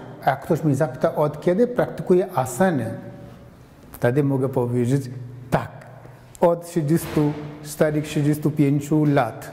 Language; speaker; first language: Polish; non-native, fluent; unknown